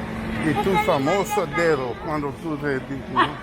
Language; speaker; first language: Spanish; non-native, learner; English